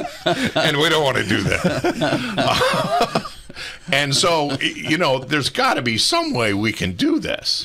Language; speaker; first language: English; native; English